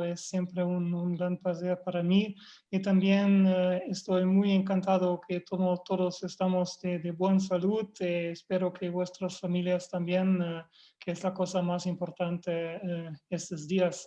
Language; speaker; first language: Spanish; non-native, fluent; German